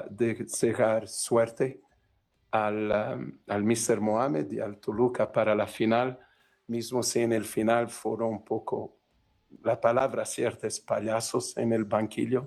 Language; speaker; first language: Spanish; non-native, fluent; Portuguese